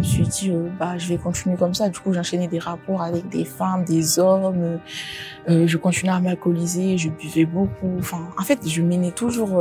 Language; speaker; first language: French; early bilingual, other home language; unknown